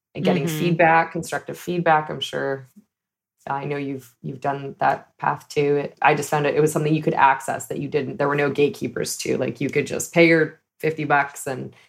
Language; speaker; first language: English; native; English